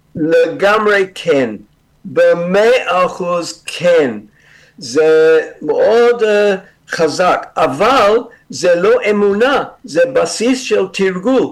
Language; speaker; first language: Hebrew; non-native, fluent; English